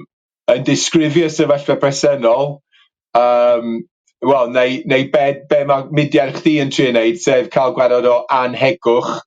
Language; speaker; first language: Welsh; native; Welsh